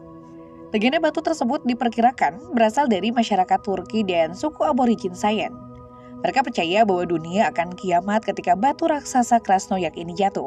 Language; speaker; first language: Indonesian; native; Indonesian